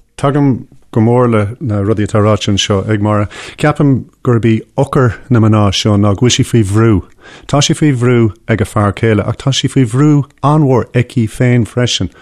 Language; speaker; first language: Irish; non-native, local second language; English